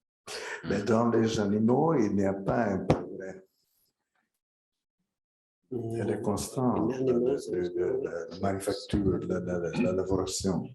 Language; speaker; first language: French; non-native, fluent; Italian